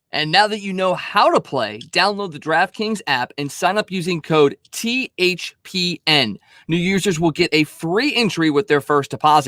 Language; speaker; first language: English; native; English